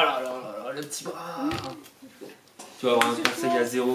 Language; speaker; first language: French; native; French